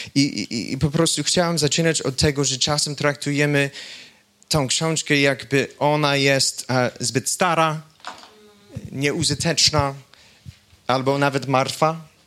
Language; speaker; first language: Polish; non-native, fluent; English